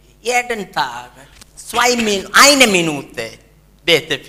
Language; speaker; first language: German; non-native, learner; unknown